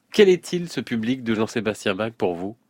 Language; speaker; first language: French; native; French